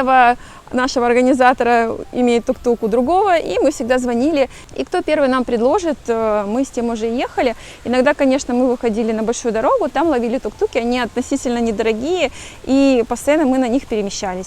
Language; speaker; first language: Russian; native; Russian